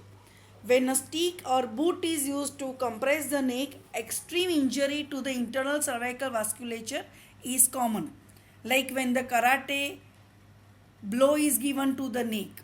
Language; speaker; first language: English; non-native, local second language; Gujarati